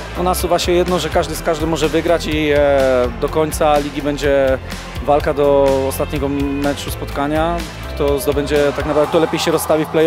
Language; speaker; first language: Polish; native; Polish